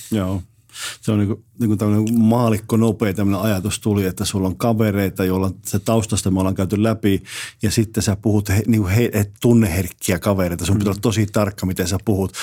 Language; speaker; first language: Finnish; native; Finnish